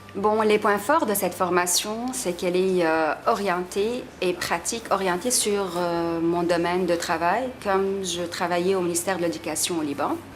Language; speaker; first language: French; non-native, local second language; Arabic